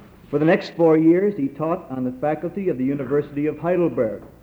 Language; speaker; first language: English; native; English